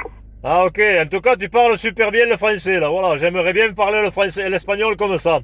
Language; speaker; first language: French; native; French